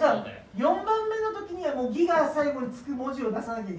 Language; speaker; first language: Japanese; native; Japanese